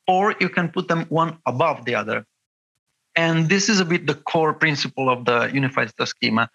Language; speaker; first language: English; non-native, fluent; Italian